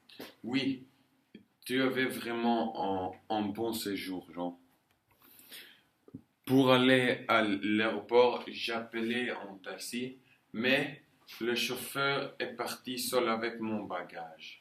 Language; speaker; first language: French; non-native, learner; Norwegian